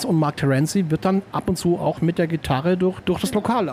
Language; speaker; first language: German; native; German